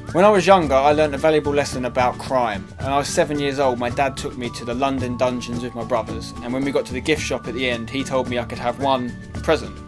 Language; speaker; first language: English; native; English